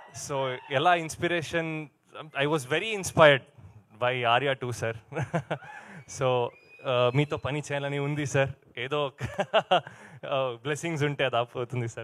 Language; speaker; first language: Telugu; non-native, learner; Kannada